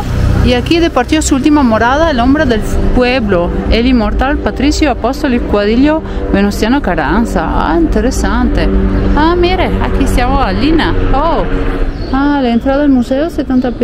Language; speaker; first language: Spanish; non-native, fluent; Italian